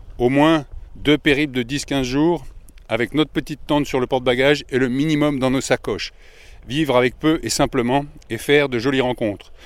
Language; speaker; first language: French; native; French